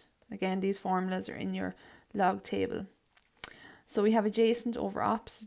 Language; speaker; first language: English; native; English